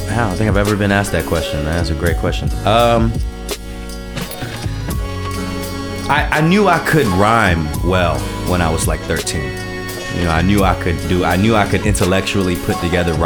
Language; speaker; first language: English; early bilingual, other home language; Japanese